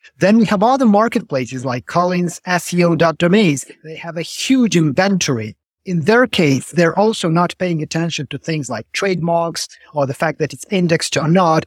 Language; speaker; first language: English; non-native, fluent; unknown